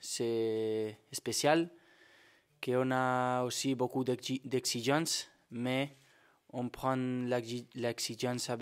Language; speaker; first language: French; non-native, fluent; Spanish